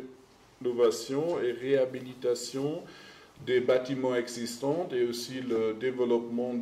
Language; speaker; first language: French; non-native, fluent; German